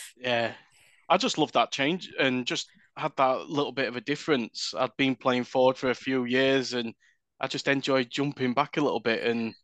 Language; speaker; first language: English; native; English